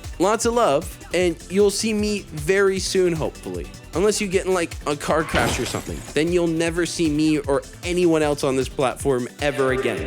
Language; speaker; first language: English; native; English